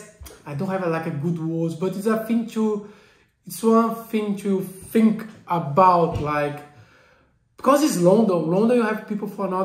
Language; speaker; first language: English; non-native, learner; Portuguese